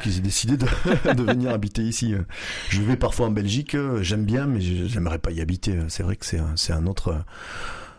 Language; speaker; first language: French; non-native, local second language; Dutch